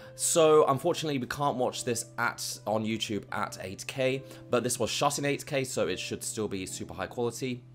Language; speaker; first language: English; native; English